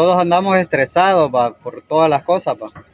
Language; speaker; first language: Spanish; native; Spanish